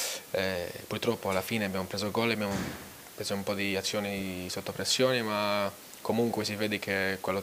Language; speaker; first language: Italian; non-native, fluent; Maltese